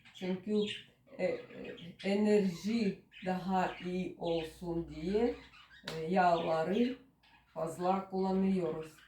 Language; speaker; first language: Turkish; non-native, learner; Russian